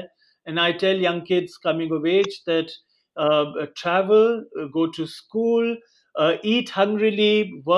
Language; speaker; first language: English; non-native, local second language; Hindi